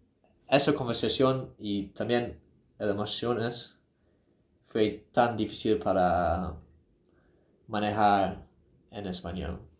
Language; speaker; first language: Spanish; non-native, learner; English